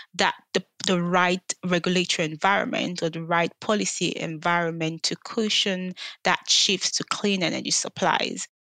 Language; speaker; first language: English; non-native, local second language; Yoruba